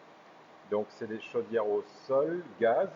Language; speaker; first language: French; native; French